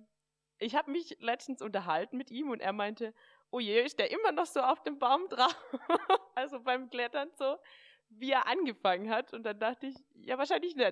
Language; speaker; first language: German; native; German